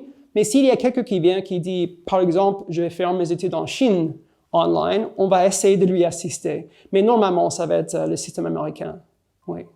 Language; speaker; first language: French; non-native, fluent; English